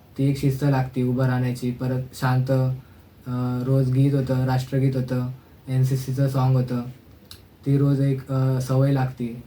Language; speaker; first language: Marathi; native; Marathi